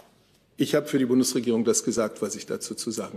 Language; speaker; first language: German; native; German